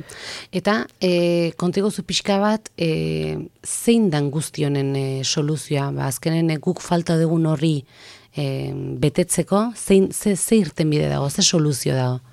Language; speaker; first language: Basque; native; Basque